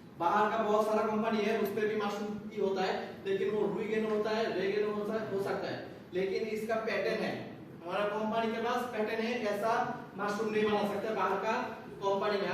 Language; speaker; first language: Hindi; non-native, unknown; Bangla